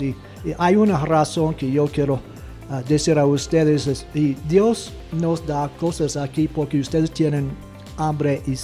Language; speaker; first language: Spanish; non-native, fluent; English